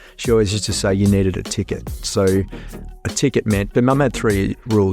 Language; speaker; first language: English; native; English